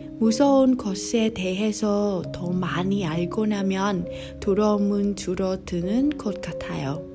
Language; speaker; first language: Korean; non-native, learner; Vietnamese